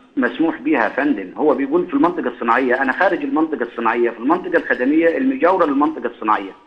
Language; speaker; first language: Egyptian Arabic; native; Egyptian Arabic